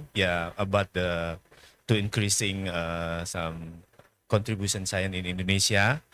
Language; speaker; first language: English; non-native, learner; Indonesian